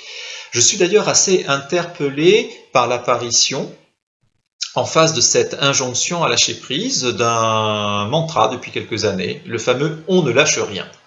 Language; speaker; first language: French; native; French